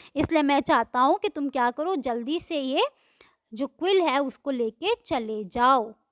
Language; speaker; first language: Hindi; native; Hindi